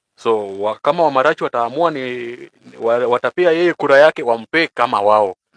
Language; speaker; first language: Swahili; non-native, local second language; Luyia